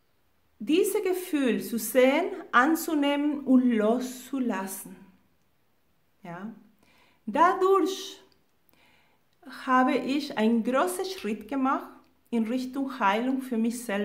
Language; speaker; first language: German; non-native, fluent; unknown